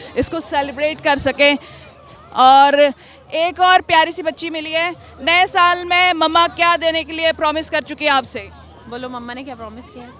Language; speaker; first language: Hindi; native; Hindi